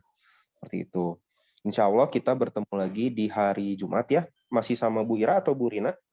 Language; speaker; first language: Indonesian; native; Indonesian